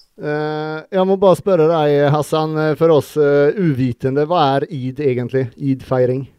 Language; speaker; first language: Norwegian; native; Norwegian